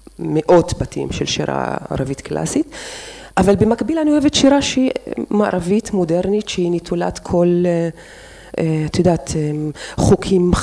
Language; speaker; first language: Hebrew; non-native, local second language; Arabic